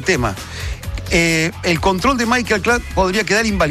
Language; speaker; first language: Spanish; native; Spanish